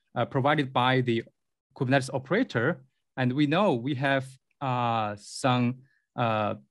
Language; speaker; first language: English; non-native, fluent; Chinese